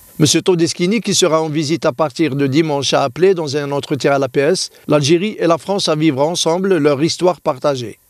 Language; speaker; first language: French; non-native, local second language; Arabic